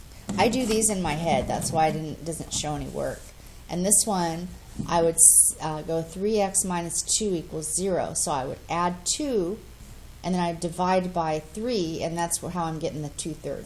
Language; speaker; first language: English; native; English